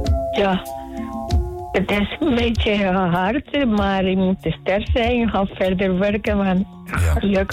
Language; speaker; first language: Dutch; non-native, learner; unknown